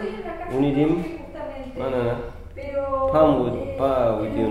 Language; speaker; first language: Welsh; non-native, local second language; Spanish